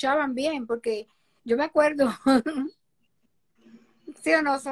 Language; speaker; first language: Spanish; native; Spanish